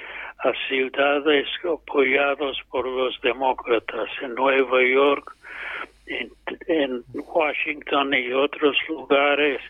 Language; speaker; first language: Spanish; non-native, fluent; English